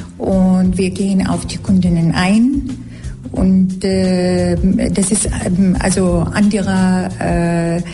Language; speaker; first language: German; non-native, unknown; Arabic